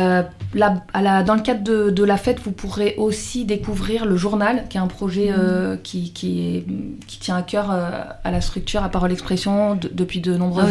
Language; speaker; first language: French; native; French